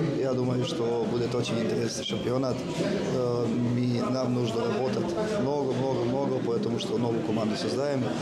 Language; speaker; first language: Russian; non-native, learner; Serbian